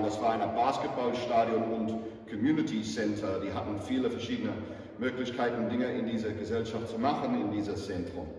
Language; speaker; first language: German; non-native, fluent; English